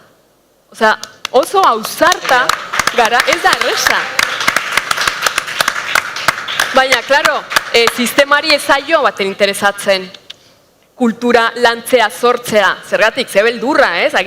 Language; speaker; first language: Basque; non-native, fluent; Spanish